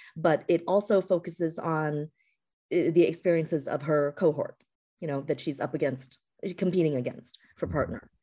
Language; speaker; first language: English; native; English